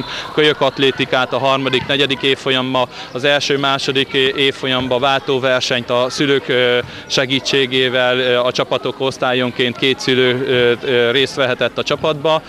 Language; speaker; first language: Hungarian; native; Hungarian